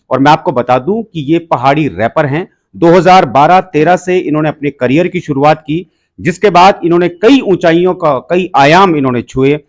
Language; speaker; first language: Hindi; native; Hindi